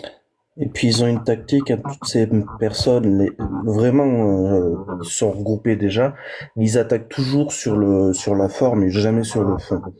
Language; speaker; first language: French; native; French